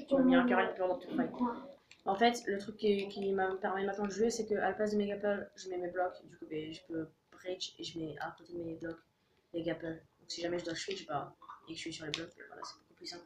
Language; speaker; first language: French; native; French